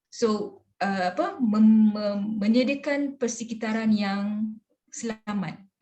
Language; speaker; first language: Malay; native; Malay